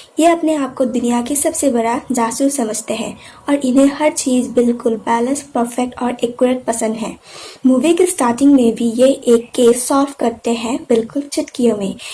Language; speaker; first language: Hindi; non-native, local second language; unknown